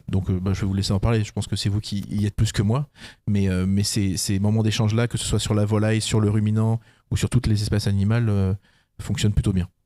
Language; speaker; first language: French; native; French